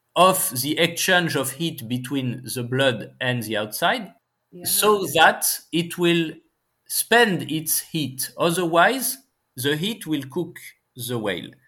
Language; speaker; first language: English; non-native, fluent; French